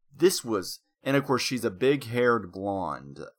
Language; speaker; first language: English; native; English